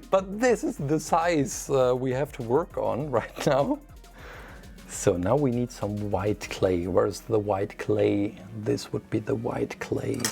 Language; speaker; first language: English; non-native, fluent; German